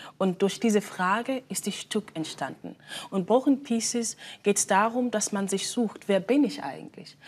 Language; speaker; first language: German; non-native, fluent; Swahili